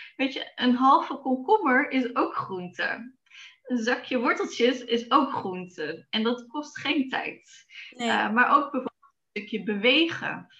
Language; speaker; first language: Dutch; native; Dutch